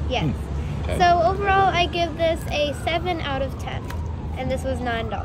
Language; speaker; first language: English; native; English